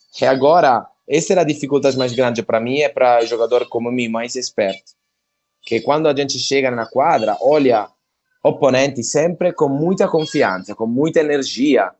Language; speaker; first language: Portuguese; non-native, learner; Italian